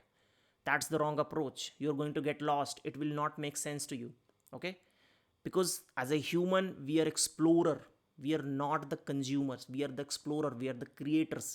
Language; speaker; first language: English; non-native, local second language; Hindi